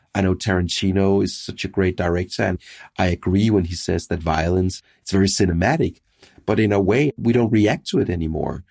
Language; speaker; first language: English; non-native, fluent; Danish